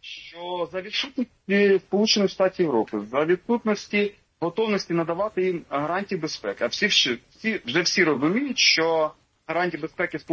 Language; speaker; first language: Ukrainian; native; Ukrainian